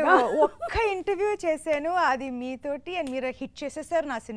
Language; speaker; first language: Telugu; non-native, local second language; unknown